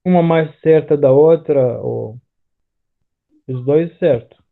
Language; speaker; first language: Portuguese; non-native, learner; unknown